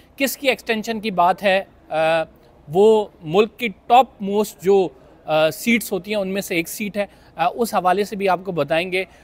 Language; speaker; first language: Urdu; native; Urdu